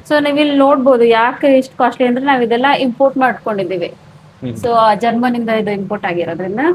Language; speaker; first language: Kannada; native; Kannada